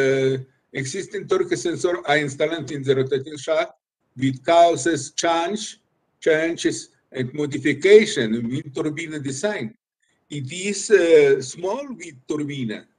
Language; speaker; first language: English; non-native, learner; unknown